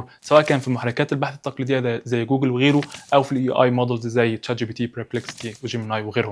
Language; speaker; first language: Arabic; native; Arabic